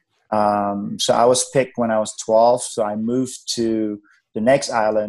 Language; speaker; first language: English; non-native, fluent; Indonesian